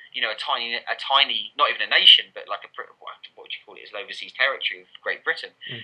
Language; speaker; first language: English; native; English